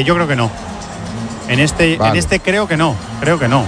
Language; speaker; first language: Spanish; native; Spanish